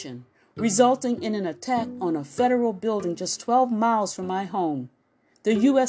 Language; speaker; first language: English; native; English